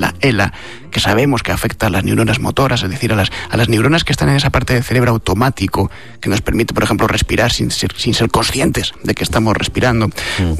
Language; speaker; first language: Spanish; native; Spanish